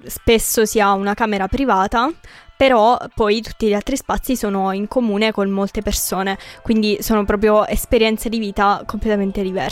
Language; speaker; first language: Italian; native; Italian